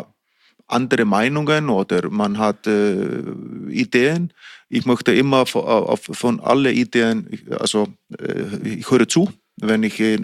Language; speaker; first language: German; non-native, fluent; Icelandic